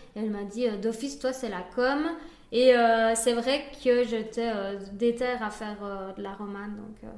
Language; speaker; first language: French; early bilingual, other home language; Spanish